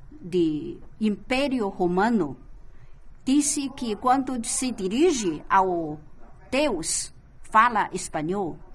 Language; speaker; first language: Portuguese; non-native, fluent; Chinese